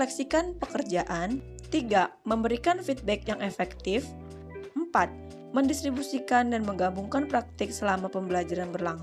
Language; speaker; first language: Indonesian; native; Indonesian